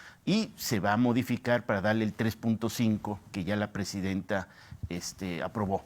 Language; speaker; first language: Spanish; native; Spanish